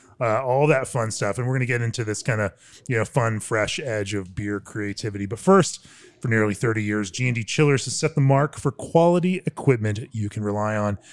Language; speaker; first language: English; native; English